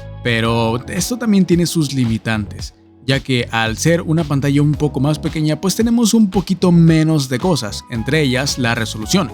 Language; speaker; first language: Spanish; native; Spanish